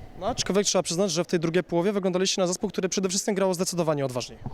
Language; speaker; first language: Polish; native; Polish